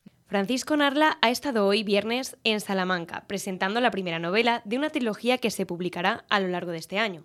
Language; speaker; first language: Spanish; native; Spanish